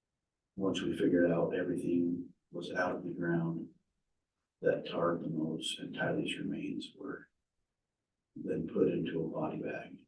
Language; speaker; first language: English; native; English